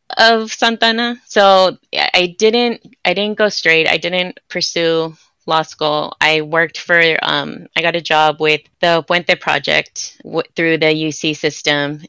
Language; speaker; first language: English; native; English